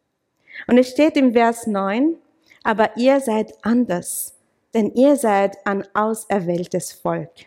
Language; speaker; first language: German; non-native, fluent; English